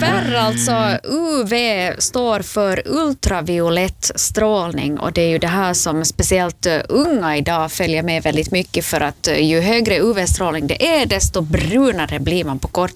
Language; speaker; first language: Swedish; native; Swedish